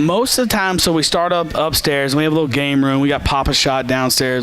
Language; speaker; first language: English; native; English